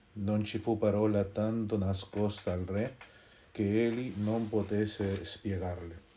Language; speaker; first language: Italian; non-native, fluent; Spanish